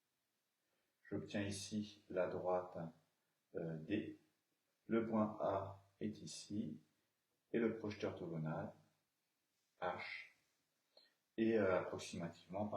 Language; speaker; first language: French; native; French